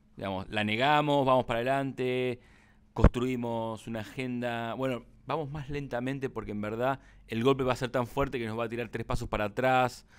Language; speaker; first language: Spanish; native; Spanish